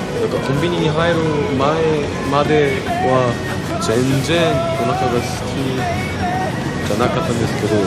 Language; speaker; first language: Japanese; non-native, fluent; Korean